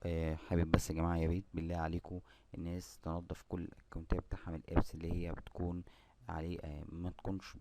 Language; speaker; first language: Arabic; native; Arabic